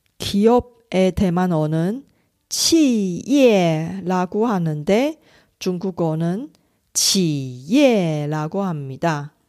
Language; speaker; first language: Korean; non-native, fluent; Chinese